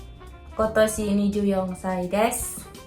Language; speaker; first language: Japanese; non-native, learner; Indonesian